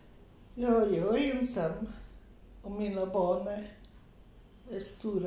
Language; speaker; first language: Swedish; non-native, fluent; Portuguese